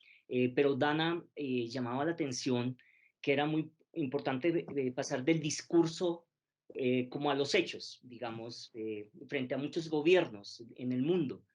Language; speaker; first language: Spanish; native; Spanish